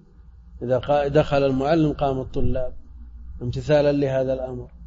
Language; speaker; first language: Arabic; native; Arabic